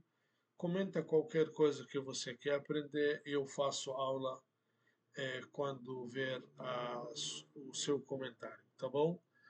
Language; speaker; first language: Portuguese; non-native, fluent; Arabic